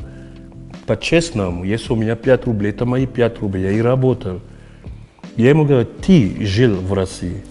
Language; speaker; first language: Russian; non-native, fluent; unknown